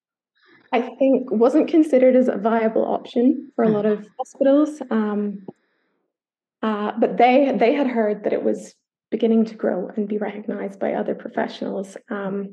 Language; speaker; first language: English; native; English